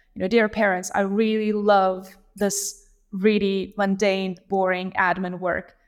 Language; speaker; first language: English; non-native, fluent; Lithuanian